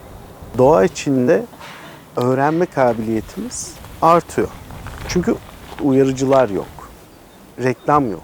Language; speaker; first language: Turkish; native; Turkish